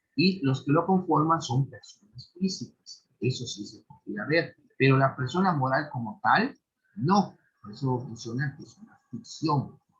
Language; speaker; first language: Spanish; native; Spanish